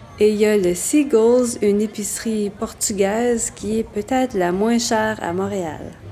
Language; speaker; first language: French; native; French